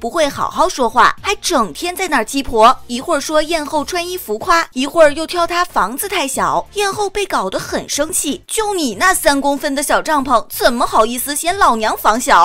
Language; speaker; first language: Chinese; native; Chinese